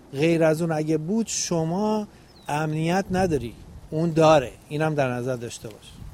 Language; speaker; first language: Persian; native; Persian